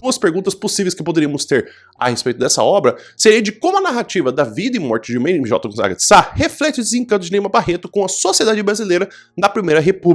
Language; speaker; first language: Portuguese; native; Portuguese